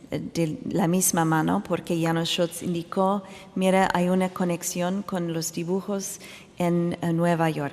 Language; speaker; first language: Spanish; non-native, fluent; English